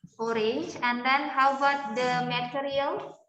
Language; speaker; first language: English; non-native, fluent; Indonesian